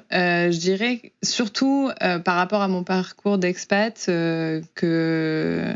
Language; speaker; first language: French; native; French